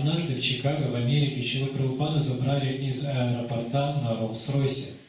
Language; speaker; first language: Russian; native; Russian